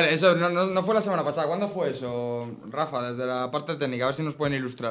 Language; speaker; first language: Spanish; native; Spanish